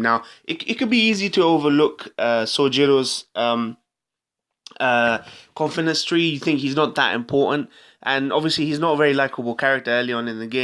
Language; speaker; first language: English; native; English